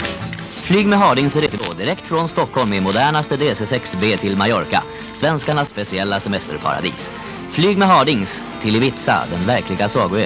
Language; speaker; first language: Swedish; native; Swedish